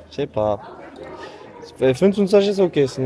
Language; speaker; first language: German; non-native, learner; French